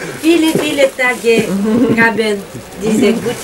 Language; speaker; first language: German; non-native, learner; Bulgarian